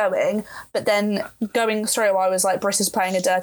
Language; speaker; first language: English; native; English